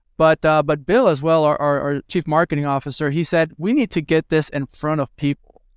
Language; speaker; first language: English; early bilingual, other home language; Spanish